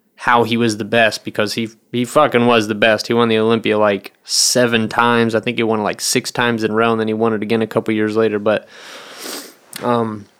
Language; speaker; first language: English; native; English